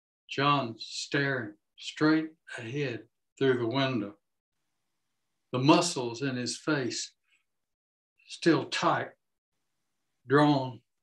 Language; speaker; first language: English; native; English